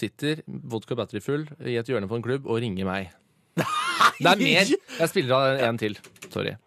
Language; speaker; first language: Norwegian; native; Norwegian